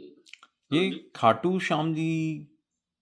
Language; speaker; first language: Hindi; native; Hindi